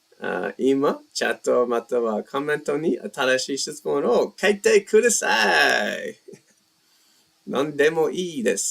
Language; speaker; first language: Japanese; non-native, learner; English